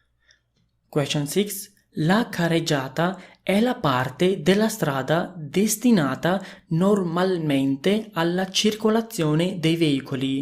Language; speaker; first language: Italian; non-native, fluent; Urdu